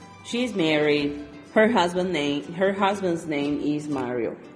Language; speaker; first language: English; non-native, fluent; Spanish